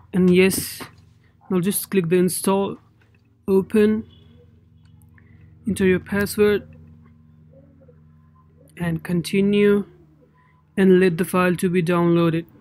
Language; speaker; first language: English; non-native, local second language; Nepali